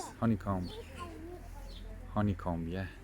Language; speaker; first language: English; non-native, learner; Romanian